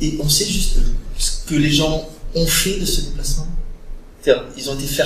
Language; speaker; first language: French; native; French